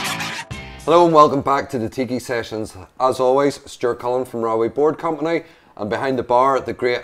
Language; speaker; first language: English; native; English